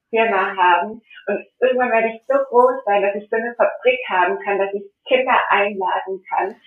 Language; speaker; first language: German; early bilingual, heritage; German